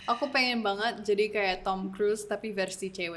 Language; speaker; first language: Indonesian; early bilingual, heritage; English